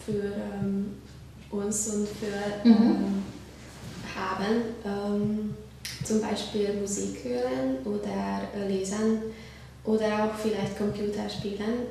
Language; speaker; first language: German; non-native, learner; Hungarian